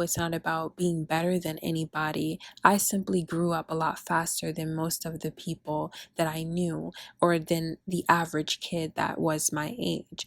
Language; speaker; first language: English; early bilingual, other home language; Spanish